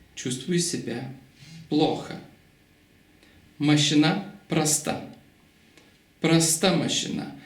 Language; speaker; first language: Russian; non-native, local second language; Lithuanian